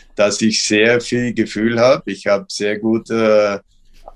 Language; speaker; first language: German; native; German